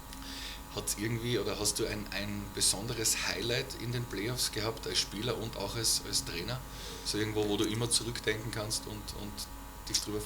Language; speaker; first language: German; native; German